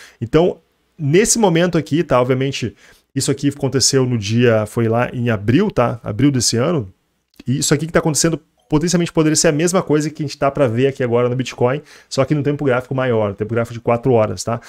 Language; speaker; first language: Portuguese; native; Portuguese